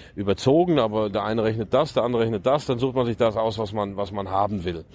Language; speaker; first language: German; native; German